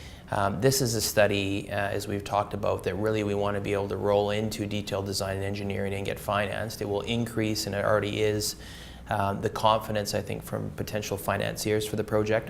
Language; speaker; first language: English; native; English